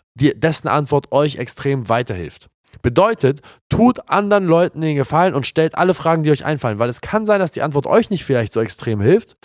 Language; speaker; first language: German; native; German